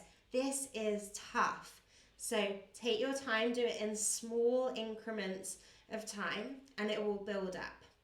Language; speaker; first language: English; native; English